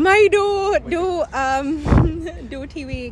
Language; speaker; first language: Thai; non-native, learner; English